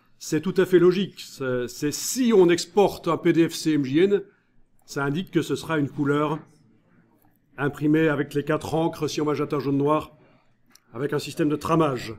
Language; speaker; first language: French; native; French